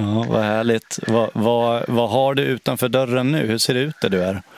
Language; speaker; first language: Swedish; native; Swedish